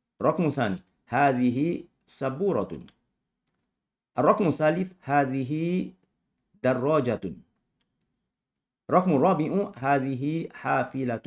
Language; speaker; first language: Arabic; non-native, fluent; Malay